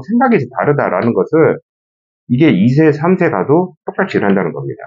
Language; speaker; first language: Korean; native; Korean